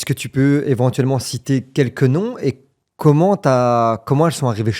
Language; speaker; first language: French; native; French